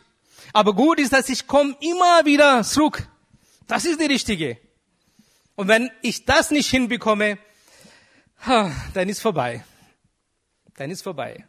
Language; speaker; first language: German; non-native, fluent; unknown